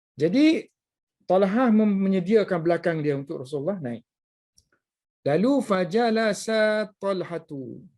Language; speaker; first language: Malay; native; Malay